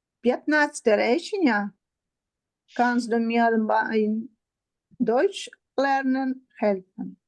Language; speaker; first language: German; non-native, learner; Ukrainian